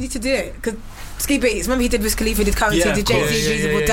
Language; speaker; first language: English; native; English